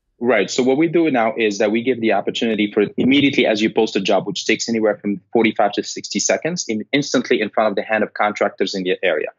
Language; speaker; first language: English; non-native, fluent; Arabic